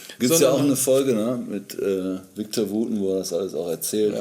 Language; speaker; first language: German; native; German